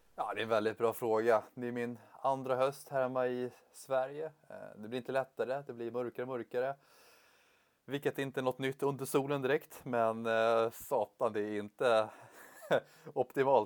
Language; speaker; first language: Swedish; native; Swedish